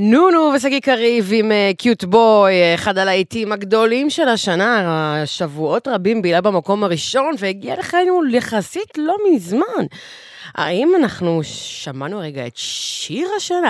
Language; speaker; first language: Hebrew; native; Hebrew